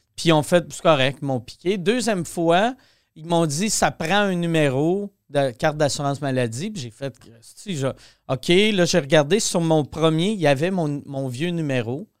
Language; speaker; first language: French; native; French